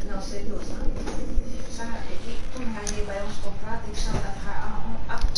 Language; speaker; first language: Dutch; non-native, learner; Portuguese